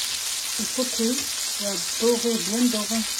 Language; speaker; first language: French; non-native, fluent; Arabic